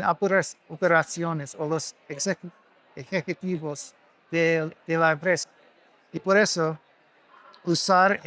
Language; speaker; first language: Spanish; non-native, learner; English